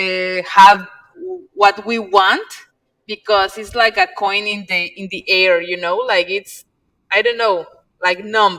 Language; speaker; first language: English; non-native, learner; Spanish